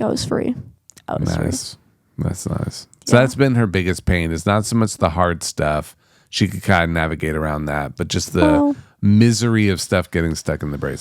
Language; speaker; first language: English; native; English